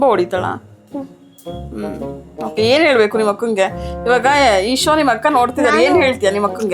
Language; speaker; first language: Kannada; native; Kannada